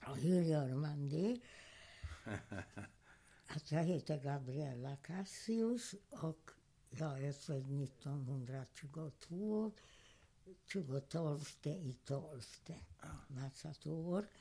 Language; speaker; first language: Swedish; non-native, fluent; Hungarian